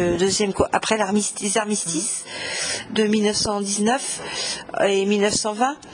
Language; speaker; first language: French; native; French